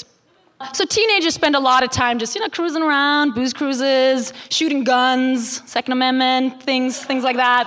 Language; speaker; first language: English; non-native, fluent; German